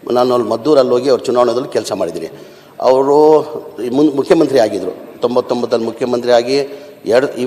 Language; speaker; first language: Kannada; non-native, local second language; Urdu